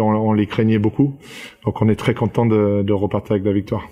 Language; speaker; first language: French; native; French